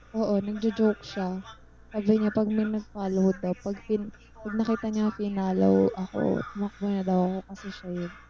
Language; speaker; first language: Filipino; native; Filipino